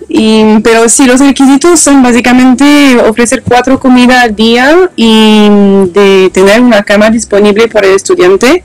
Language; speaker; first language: Spanish; non-native, learner; French